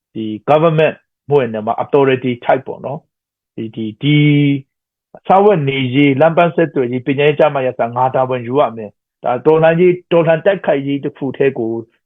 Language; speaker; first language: Burmese; non-native, local second language; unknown